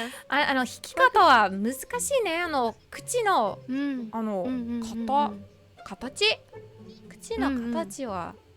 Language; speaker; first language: Japanese; non-native, learner; English